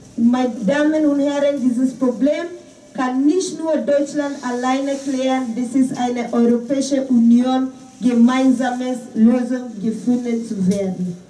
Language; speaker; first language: German; non-native, fluent; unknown